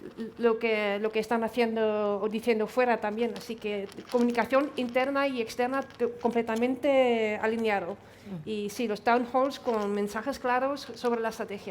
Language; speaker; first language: Spanish; non-native, fluent; Dutch